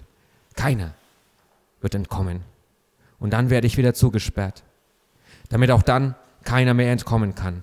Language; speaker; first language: German; native; German